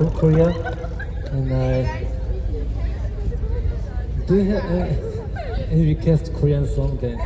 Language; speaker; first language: English; non-native, learner; Korean